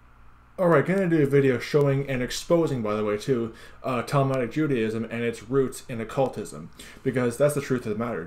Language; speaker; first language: English; native; English